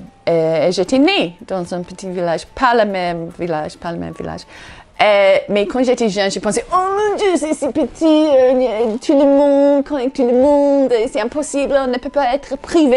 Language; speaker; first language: French; non-native, fluent; English